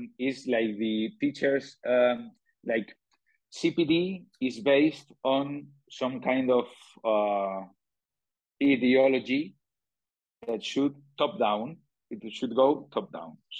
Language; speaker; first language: English; non-native, fluent; Spanish